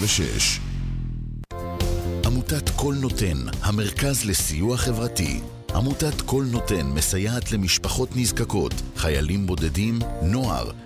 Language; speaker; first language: Hebrew; native; Hebrew